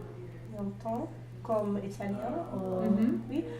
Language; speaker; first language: French; non-native, learner; English